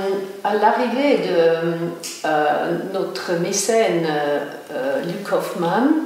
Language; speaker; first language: French; non-native, local second language; German